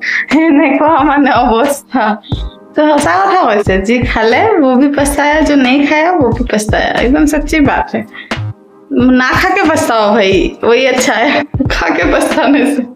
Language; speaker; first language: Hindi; non-native, local second language; Assamese